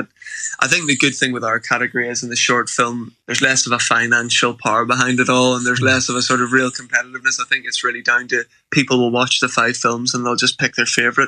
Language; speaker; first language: English; native; English